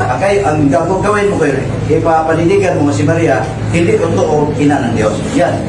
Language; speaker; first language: Filipino; non-native, local second language; Cebuano